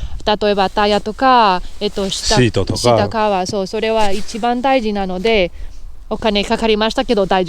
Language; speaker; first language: Japanese; non-native, learner; Spanish